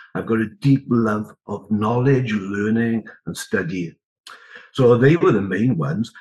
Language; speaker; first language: English; native; English